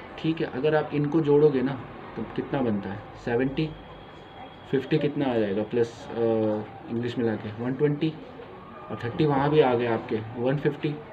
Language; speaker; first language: Hindi; native; Hindi